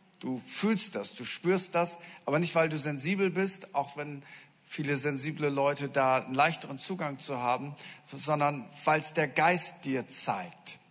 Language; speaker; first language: German; native; German